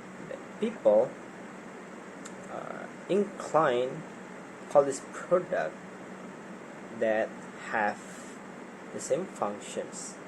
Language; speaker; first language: English; non-native, learner; Indonesian